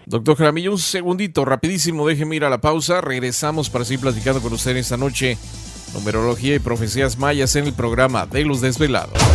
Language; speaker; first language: Spanish; native; Spanish